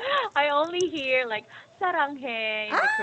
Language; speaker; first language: English; non-native, fluent; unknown